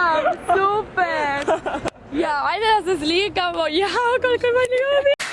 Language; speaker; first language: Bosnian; non-native, fluent; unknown